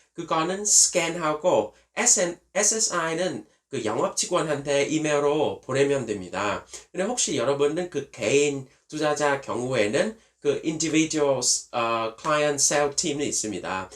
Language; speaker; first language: Korean; non-native, fluent; Vietnamese